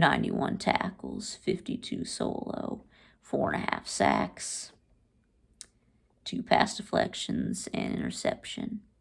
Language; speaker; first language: English; native; English